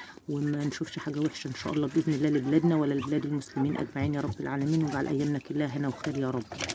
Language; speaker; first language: Arabic; native; Arabic